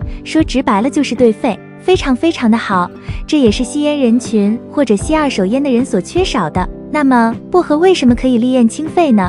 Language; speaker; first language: Chinese; native; Chinese